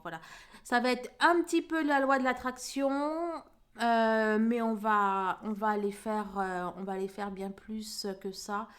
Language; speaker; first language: French; native; French